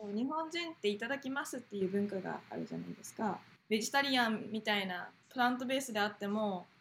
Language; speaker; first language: Japanese; native; Japanese